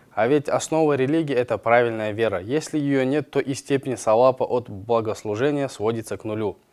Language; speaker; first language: Russian; non-native, local second language; Kazakh